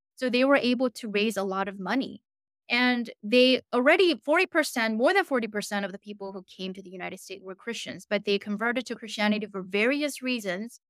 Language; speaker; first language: English; early bilingual, other home language; Korean